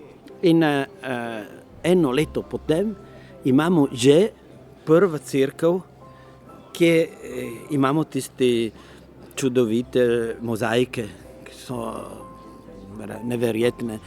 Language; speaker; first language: Slovenian; non-native, learner; Italian